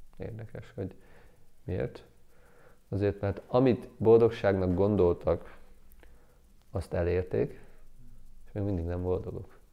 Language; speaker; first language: Hungarian; native; Hungarian